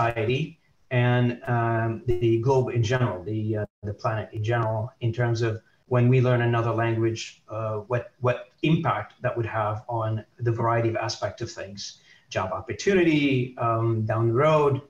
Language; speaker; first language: English; non-native, fluent; Arabic